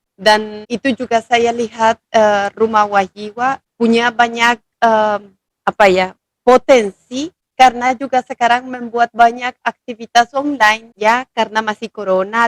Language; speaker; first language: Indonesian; non-native, fluent; Spanish